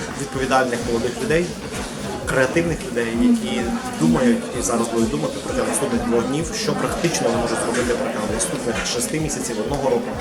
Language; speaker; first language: Ukrainian; native; Ukrainian